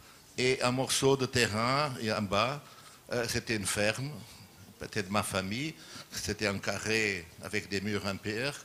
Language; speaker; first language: French; non-native, learner; Portuguese